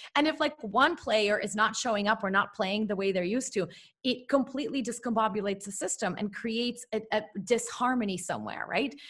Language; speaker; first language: English; early bilingual, other home language; Russian